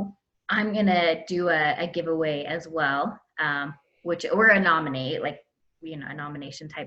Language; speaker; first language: English; native; English